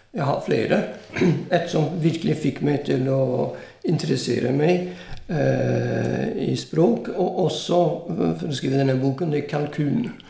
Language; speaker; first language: Norwegian; non-native, fluent; Italian